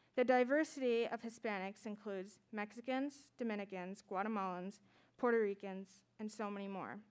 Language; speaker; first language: English; native; English